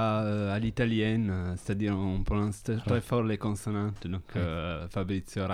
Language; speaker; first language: French; non-native, fluent; Italian